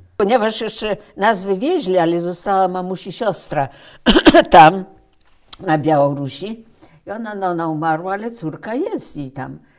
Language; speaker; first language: Polish; early bilingual, heritage; Polish